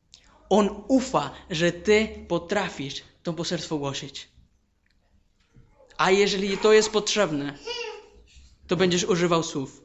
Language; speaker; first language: Polish; non-native, fluent; Spanish